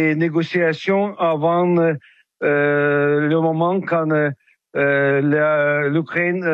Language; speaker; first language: French; non-native, fluent; Ukrainian